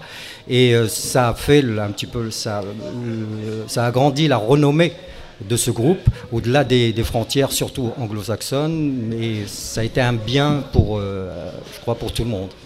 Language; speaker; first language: French; non-native, local second language; Arabic